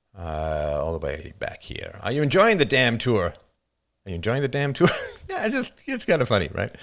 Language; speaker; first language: English; native; English